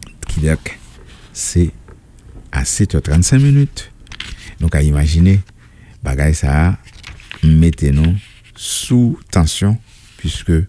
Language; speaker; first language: French; non-native, local second language; Haitian Creole